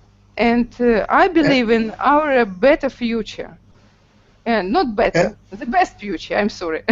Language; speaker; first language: English; non-native, learner; Russian